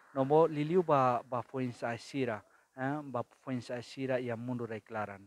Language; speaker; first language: Spanish; non-native, fluent; Tetum